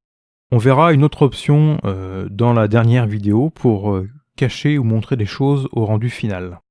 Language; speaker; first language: French; native; French